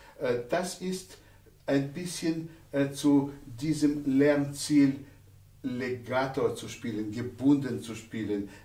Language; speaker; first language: German; non-native, fluent; Russian